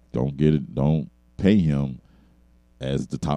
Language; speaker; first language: English; native; English